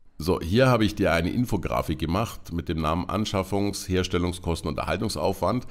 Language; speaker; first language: German; native; German